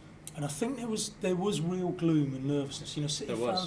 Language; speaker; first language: English; native; English